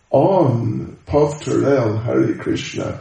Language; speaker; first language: Russian; non-native, learner; English